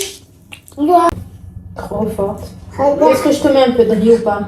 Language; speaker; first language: French; native; French